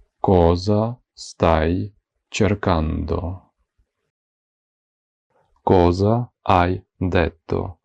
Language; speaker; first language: Italian; non-native, fluent; Ukrainian